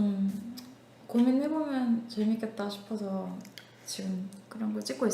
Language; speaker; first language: Korean; native; Korean